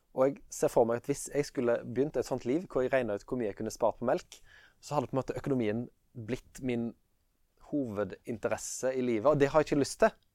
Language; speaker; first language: Norwegian; native; Norwegian